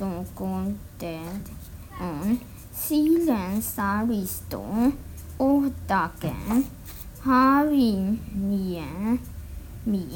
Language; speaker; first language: Finnish; non-native, learner; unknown